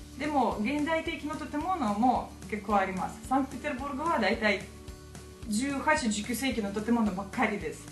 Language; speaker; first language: Japanese; non-native, fluent; Russian